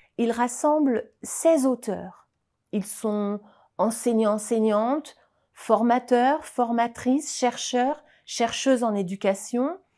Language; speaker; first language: French; native; French